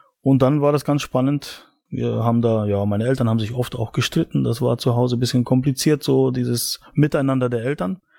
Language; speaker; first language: German; native; German